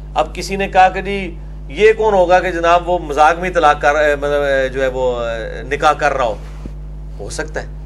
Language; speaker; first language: Urdu; non-native, local second language; Punjabi